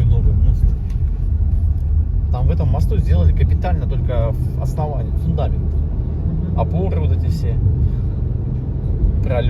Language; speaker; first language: Russian; native; Russian